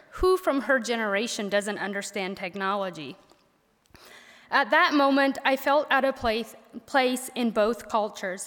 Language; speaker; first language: English; early bilingual, other home language; Pennsylvania German